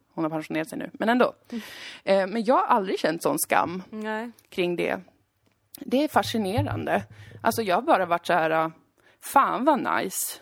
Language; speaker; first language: Swedish; native; Swedish